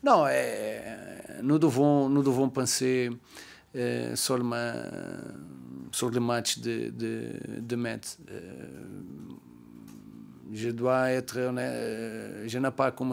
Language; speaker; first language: French; non-native, learner; Portuguese